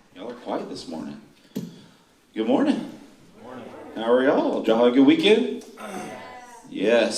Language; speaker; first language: English; native; English